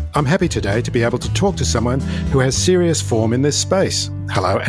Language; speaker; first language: English; native; English